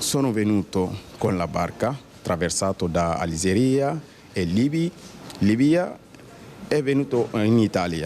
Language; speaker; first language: Italian; non-native, learner; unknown